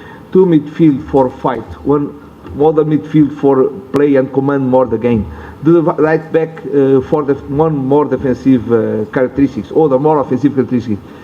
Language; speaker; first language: English; non-native, learner; Portuguese